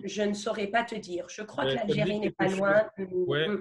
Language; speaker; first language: French; non-native, local second language; Arabic